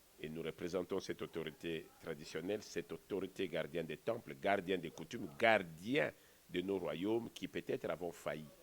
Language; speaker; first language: French; non-native, local second language; Kongo